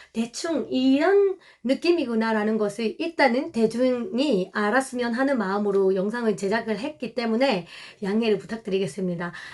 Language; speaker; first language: Korean; non-native, fluent; Burmese